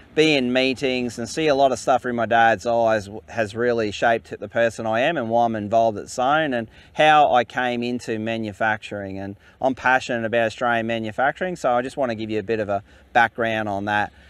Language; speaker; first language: English; native; English